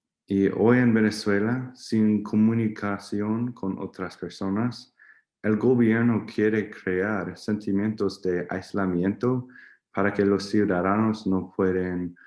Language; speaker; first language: Spanish; non-native, learner; English